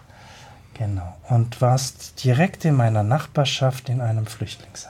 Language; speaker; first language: German; native; German